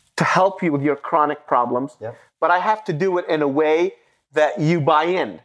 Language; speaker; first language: English; non-native, fluent; Arabic